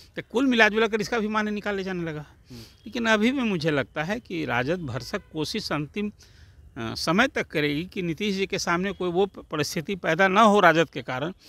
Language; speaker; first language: Hindi; native; Hindi